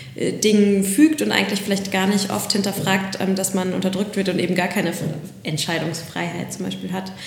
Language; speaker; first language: German; native; German